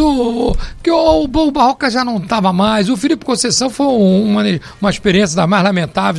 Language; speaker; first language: Portuguese; native; Portuguese